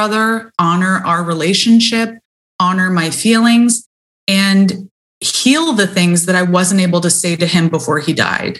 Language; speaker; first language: English; native; English